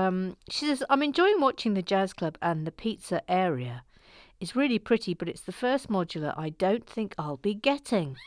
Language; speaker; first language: English; native; English